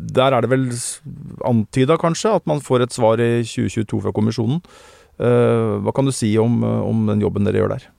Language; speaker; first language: Norwegian; native; Norwegian